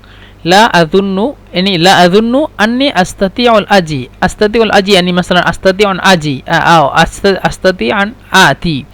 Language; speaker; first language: Arabic; non-native, fluent; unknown